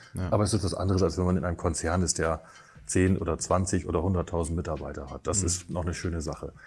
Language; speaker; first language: German; native; German